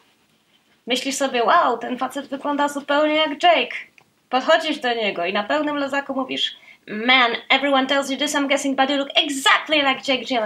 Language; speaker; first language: Polish; native; Polish